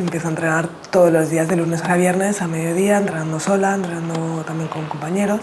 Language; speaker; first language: Spanish; native; Spanish